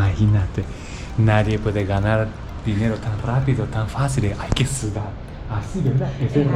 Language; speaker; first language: Spanish; non-native, learner; Japanese